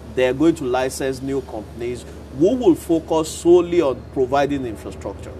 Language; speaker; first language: English; non-native, local second language; Yoruba